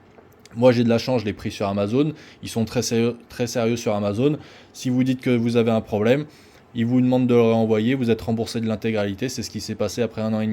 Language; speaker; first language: French; native; French